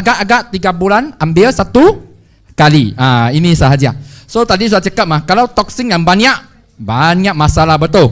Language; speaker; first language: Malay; non-native, local second language; Chinese